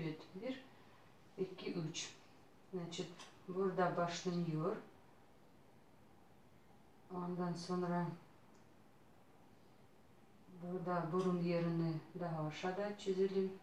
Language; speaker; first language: Turkish; non-native, learner; Russian